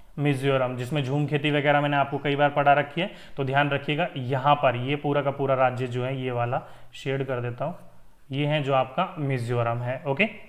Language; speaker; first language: Hindi; native; Hindi